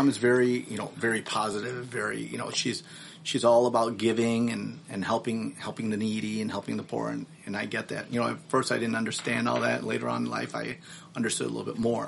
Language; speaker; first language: English; early bilingual, other home language; Filipino